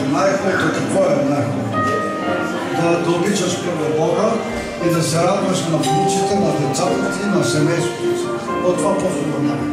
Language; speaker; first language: Bulgarian; non-native, fluent; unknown